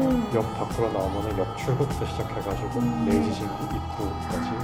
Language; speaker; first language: Korean; native; Korean